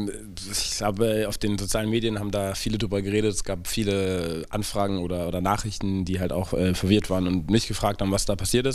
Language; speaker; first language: German; native; German